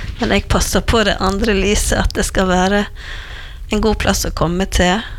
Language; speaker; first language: Norwegian; native; Norwegian